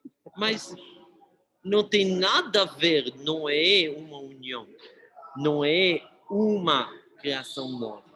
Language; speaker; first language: Portuguese; non-native, fluent; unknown